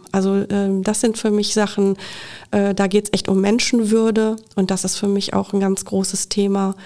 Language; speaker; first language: German; native; German